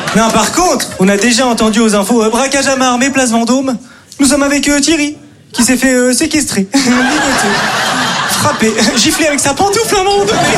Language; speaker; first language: French; native; French